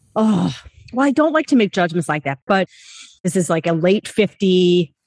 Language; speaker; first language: English; native; English